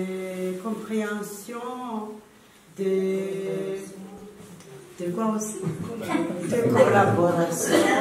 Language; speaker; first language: French; non-native, local second language; Malagasy